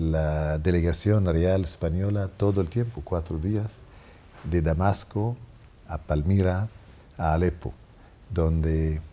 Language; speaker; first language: Spanish; non-native, fluent; Arabic